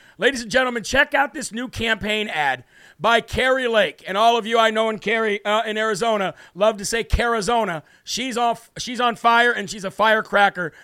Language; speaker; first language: English; native; English